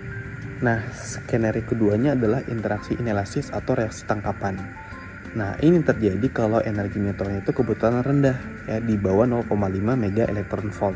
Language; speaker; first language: Indonesian; native; Indonesian